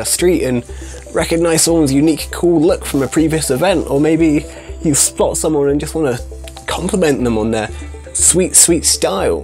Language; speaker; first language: English; native; English